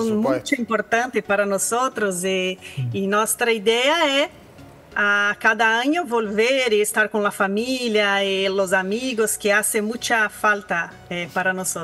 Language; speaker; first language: Spanish; non-native, learner; Portuguese